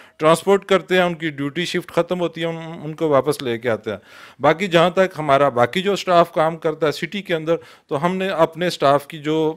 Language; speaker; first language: Urdu; non-native, local second language; Punjabi